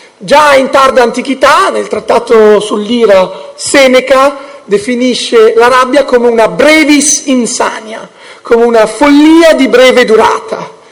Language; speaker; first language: Italian; early bilingual, heritage; English